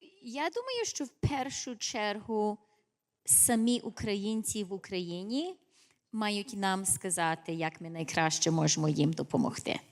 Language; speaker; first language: Ukrainian; early bilingual, heritage; English